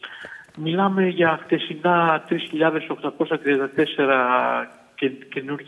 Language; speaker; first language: Greek; native; Greek